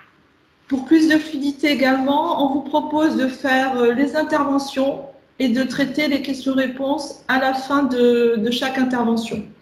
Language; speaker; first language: French; native; French